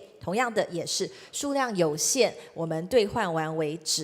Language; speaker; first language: Chinese; native; Chinese